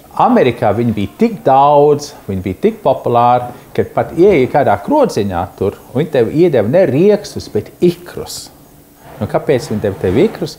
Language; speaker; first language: Latvian; early bilingual, heritage; Latvian